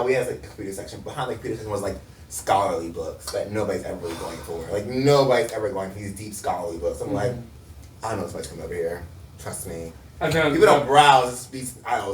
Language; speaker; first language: English; native; English